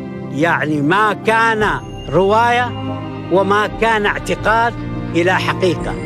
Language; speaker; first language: Arabic; native; Arabic